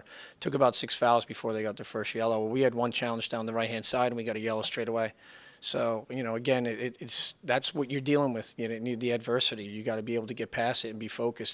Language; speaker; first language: English; native; English